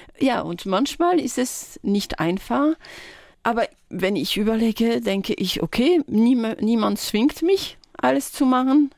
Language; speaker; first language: German; non-native, fluent; French